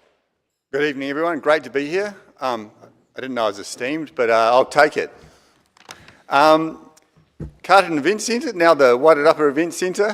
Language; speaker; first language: English; native; English